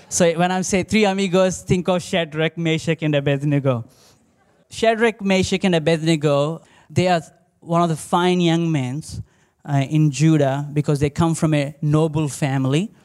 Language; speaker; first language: English; non-native, local second language; Telugu